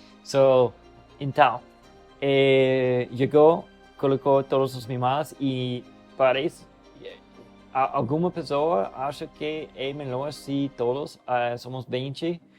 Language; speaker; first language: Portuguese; non-native, learner; English